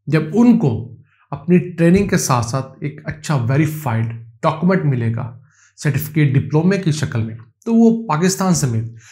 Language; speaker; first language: Urdu; native; Urdu